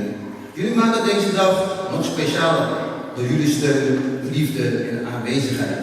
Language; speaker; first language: Dutch; early bilingual, other home language; Tamil